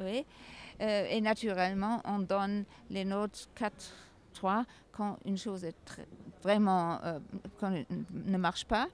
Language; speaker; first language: French; non-native, learner; German